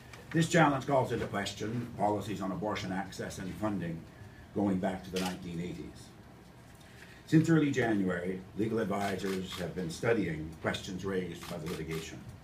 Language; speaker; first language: English; native; English